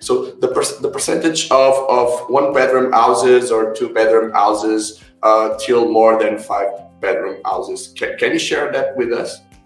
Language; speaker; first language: English; non-native, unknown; Portuguese